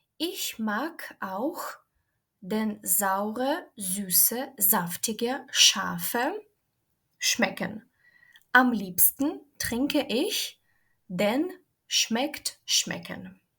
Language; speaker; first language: German; non-native, fluent; Ukrainian